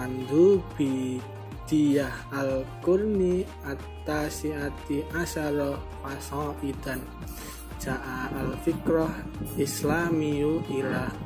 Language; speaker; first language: Arabic; non-native, learner; Indonesian